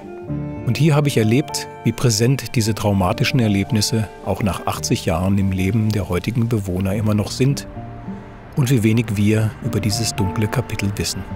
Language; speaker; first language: German; native; German